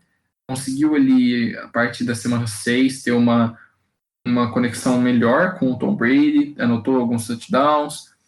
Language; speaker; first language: Portuguese; native; Portuguese